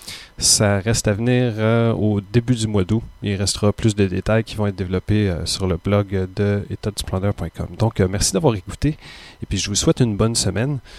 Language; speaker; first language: French; native; French